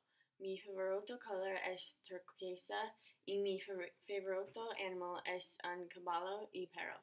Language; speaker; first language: Spanish; non-native, learner; English